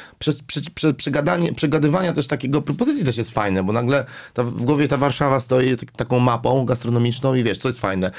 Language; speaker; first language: Polish; native; Polish